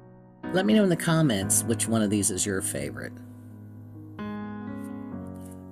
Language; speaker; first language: English; native; English